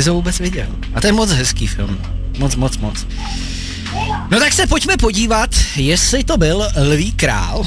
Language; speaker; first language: Czech; native; Czech